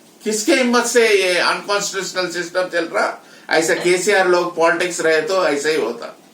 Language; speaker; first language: Hindi; non-native, local second language; Telugu